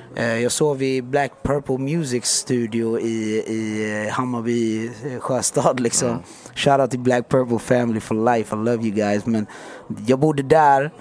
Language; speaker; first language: Swedish; native; Swedish